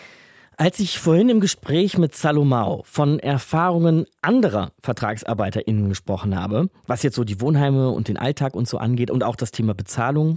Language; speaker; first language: German; native; German